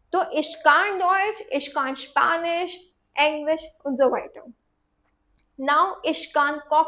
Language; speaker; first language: German; non-native, fluent; Hindi